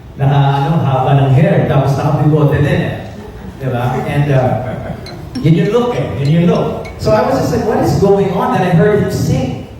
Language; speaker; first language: English; native; English